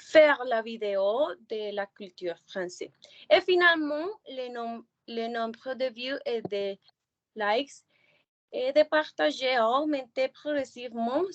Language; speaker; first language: French; non-native, learner; Spanish